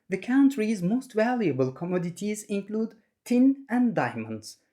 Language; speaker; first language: English; non-native, fluent; Turkish